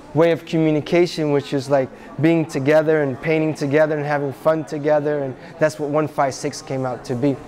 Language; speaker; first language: English; native; English